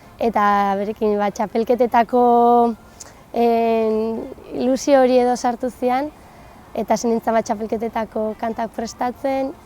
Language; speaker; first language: Basque; native; Basque